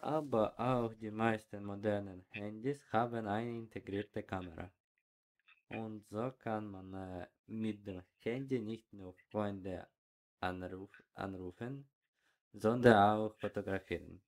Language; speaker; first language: German; non-native, learner; Ukrainian